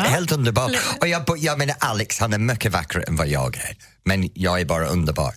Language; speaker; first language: Swedish; non-native, fluent; English